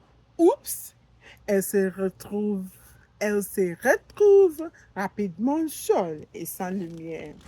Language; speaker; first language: French; non-native, learner; English